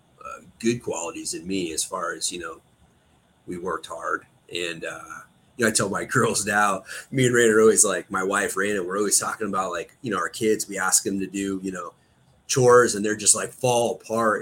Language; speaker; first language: English; native; English